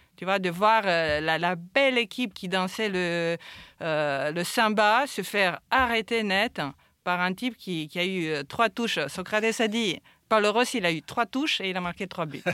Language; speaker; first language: French; non-native, fluent; Romanian